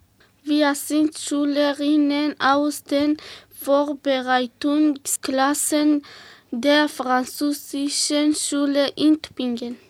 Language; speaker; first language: German; non-native, learner; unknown